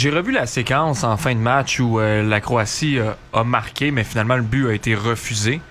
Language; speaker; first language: French; native; French